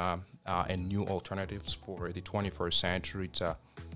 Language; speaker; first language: English; non-native, fluent; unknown